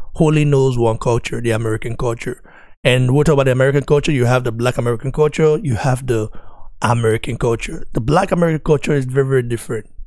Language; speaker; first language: English; non-native, local second language; Bini